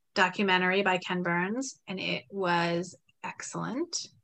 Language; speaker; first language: English; native; English